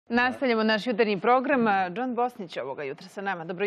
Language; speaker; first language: Serbian; native; Serbian